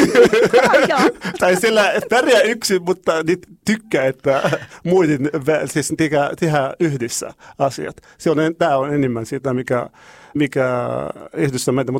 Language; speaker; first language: Finnish; non-native, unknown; Arabic